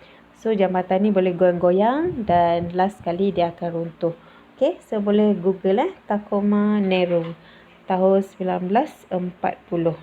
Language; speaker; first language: Malay; native; Malay